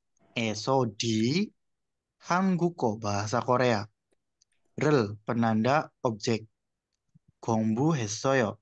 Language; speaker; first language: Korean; non-native, fluent; Indonesian